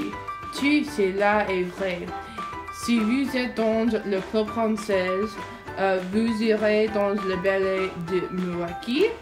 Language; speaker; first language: French; non-native, learner; English